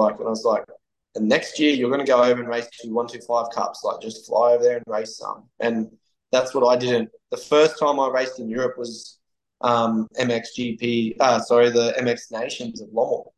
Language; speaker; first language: English; native; English